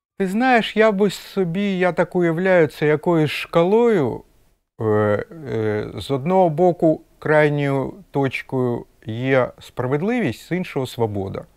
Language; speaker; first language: Ukrainian; non-native, local second language; Russian